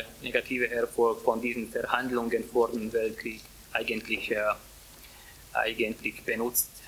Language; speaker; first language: German; non-native, fluent; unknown